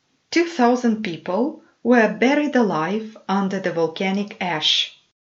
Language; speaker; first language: English; non-native, fluent; Romanian